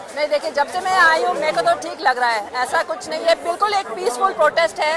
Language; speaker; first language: Hindi; native; Hindi